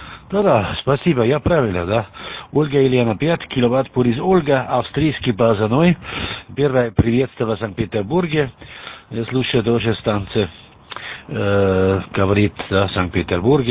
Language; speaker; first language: Russian; non-native, learner; German